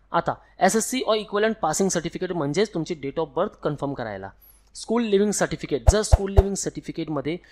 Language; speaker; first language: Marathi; non-native, local second language; Hindi